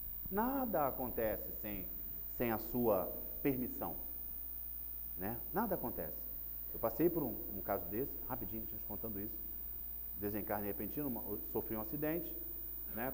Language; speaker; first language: Portuguese; native; Portuguese